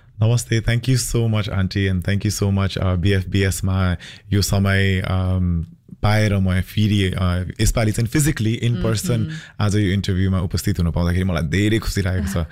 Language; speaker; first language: Nepali; early bilingual, heritage; Nepali